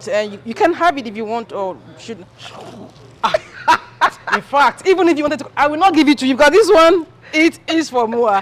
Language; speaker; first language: English; non-native, local second language; Yoruba